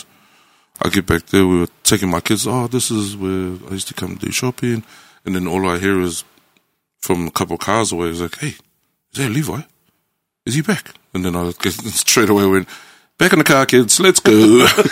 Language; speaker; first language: English; native; English